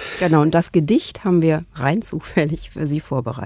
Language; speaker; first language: German; native; German